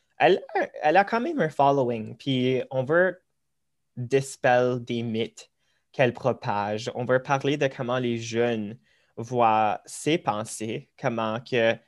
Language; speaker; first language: French; early bilingual, other home language; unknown